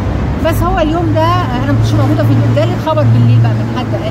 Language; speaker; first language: Arabic; native; Arabic